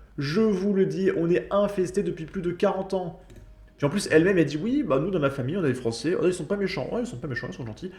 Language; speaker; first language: French; native; French